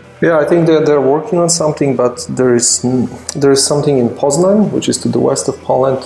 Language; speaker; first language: English; non-native, fluent; Polish